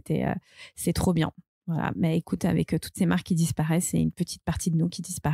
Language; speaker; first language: French; native; French